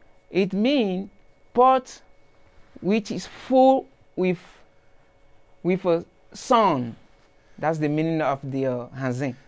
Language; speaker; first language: English; non-native, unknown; Fon